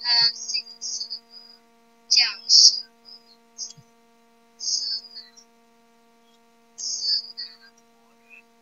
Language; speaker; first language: Chinese; non-native, learner; Indonesian